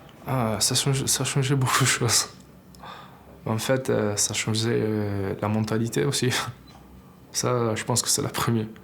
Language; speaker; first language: French; non-native, learner; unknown